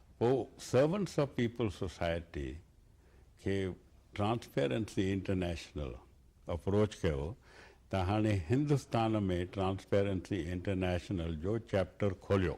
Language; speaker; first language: Sindhi; native; Sindhi